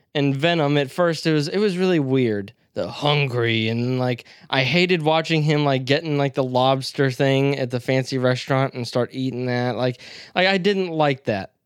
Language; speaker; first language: English; native; English